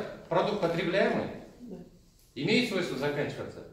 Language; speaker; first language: Russian; non-native, local second language; Kazakh